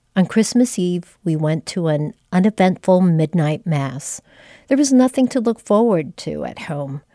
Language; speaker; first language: English; non-native, local second language; Filipino